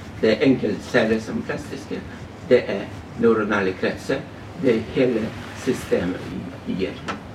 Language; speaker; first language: Norwegian; non-native, fluent; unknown